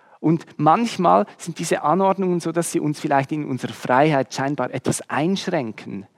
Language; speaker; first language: German; native; German